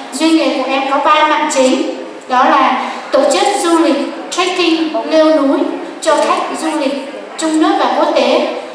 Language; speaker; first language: Vietnamese; non-native, local second language; Hmong